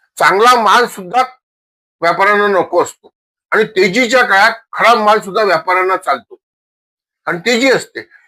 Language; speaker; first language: Marathi; non-native, local second language; Marwari